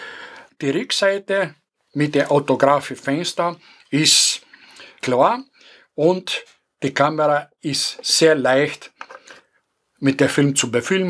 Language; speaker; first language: German; non-native, fluent; Greek